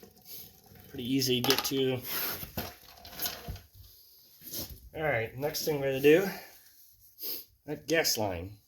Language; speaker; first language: English; native; English